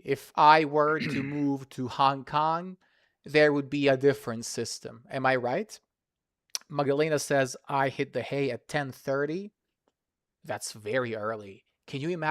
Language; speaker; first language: English; non-native, fluent; Serbian